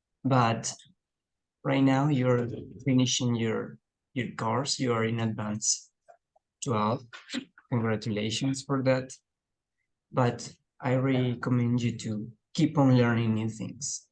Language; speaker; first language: English; non-native, fluent; Spanish